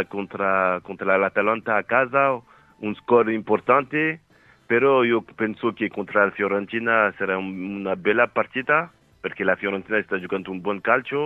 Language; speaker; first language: Italian; non-native, fluent; French